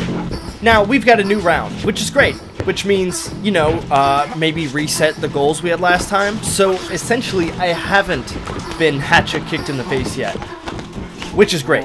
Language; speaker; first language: English; native; English